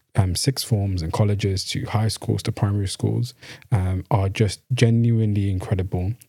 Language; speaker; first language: English; native; English